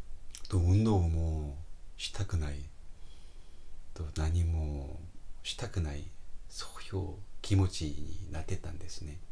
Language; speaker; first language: Japanese; non-native, fluent; Korean